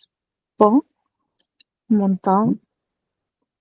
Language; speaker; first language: French; non-native, learner; Punjabi